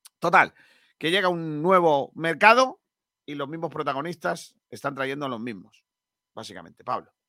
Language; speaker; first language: Spanish; native; Spanish